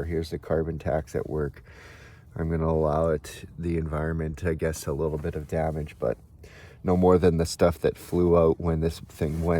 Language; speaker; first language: English; native; English